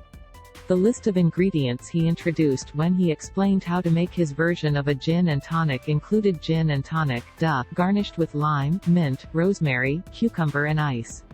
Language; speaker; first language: English; native; English